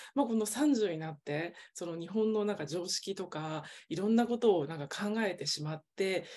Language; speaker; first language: Japanese; native; Japanese